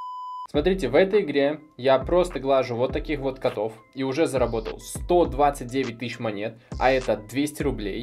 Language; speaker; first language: Russian; native; Russian